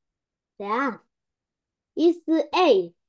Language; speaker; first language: English; non-native, learner; Korean